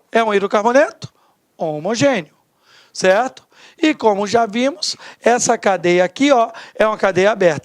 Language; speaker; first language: Portuguese; native; Portuguese